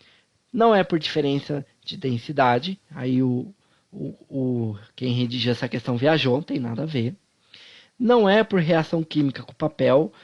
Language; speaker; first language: Portuguese; native; Portuguese